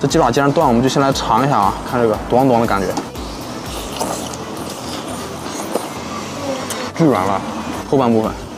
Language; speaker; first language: Chinese; native; Chinese